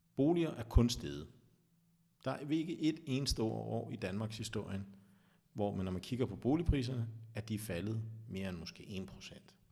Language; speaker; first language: Danish; native; Danish